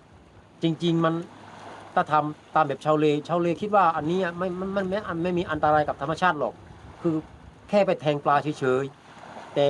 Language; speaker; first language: Thai; non-native, local second language; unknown